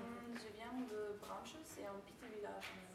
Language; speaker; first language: French; non-native, fluent; German